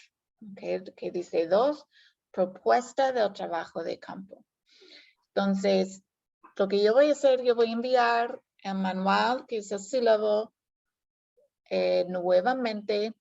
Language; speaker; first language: Spanish; non-native, fluent; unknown